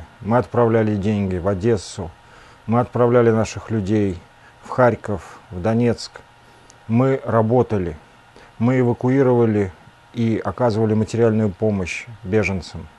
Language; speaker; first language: Russian; native; Russian